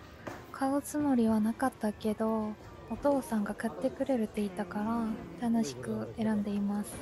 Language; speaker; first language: Japanese; non-native, fluent; Korean